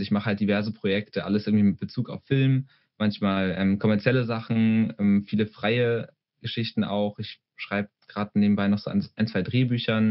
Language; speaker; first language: German; native; German